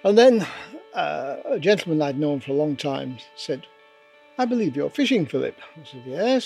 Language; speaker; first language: English; native; English